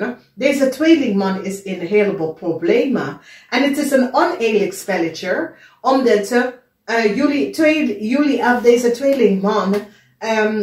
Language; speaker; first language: Dutch; non-native, fluent; English